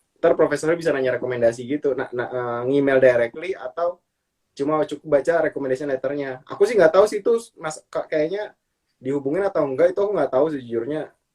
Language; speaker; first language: Indonesian; native; Indonesian